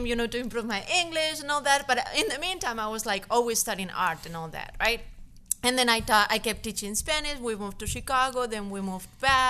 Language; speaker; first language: English; non-native, fluent; Spanish